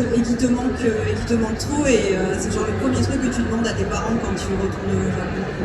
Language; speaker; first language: French; native; French